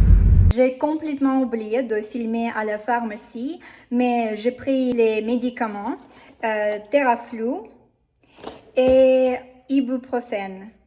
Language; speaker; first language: French; non-native, fluent; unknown